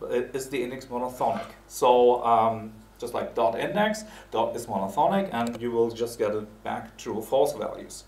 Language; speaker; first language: English; non-native, fluent; German